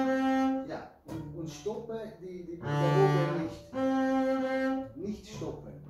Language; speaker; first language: German; non-native, fluent; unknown